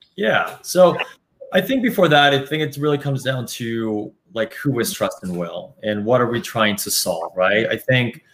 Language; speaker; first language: English; early bilingual, other home language; Spanish